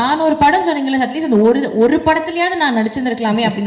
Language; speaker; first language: Tamil; native; Tamil